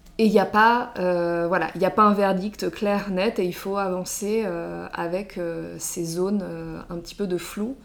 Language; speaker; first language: French; native; French